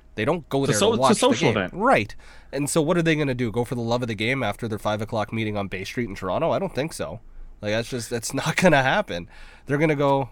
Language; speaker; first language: English; early bilingual, other home language; Filipino